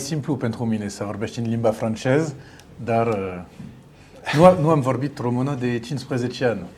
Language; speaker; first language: Romanian; non-native, fluent; French